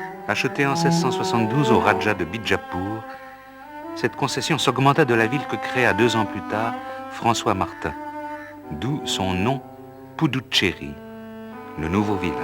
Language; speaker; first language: French; native; French